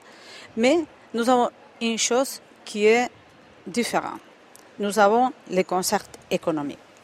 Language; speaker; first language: French; non-native, fluent; Spanish